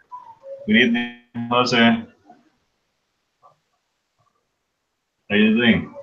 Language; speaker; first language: English; non-native, fluent; Spanish